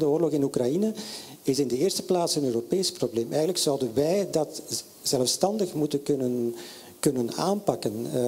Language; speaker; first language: Dutch; native; Dutch